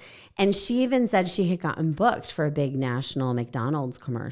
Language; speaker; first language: English; native; English